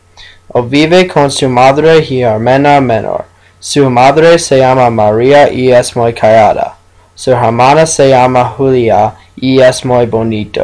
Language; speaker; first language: Spanish; non-native, learner; English